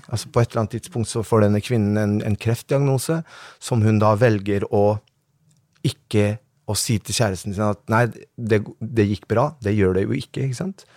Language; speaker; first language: Norwegian; early bilingual, other home language; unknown